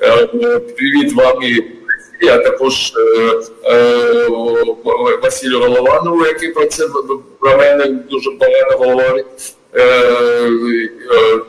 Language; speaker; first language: Ukrainian; non-native, fluent; Georgian